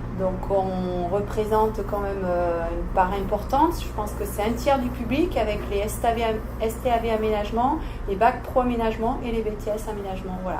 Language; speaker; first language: French; native; French